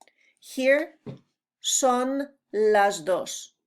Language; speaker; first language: Spanish; non-native, fluent; English